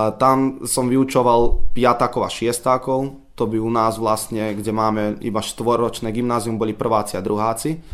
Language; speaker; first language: Slovak; early bilingual, heritage; Slovak